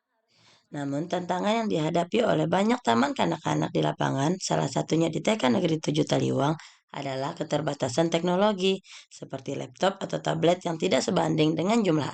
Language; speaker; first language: Indonesian; native; Indonesian